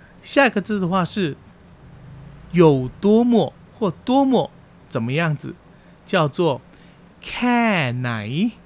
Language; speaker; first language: Chinese; early bilingual, heritage; Chinese